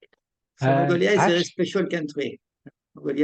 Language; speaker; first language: English; non-native, fluent; French